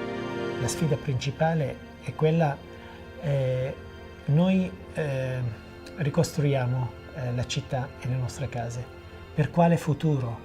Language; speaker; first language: Italian; non-native, fluent; Assyrian Neo-Aramaic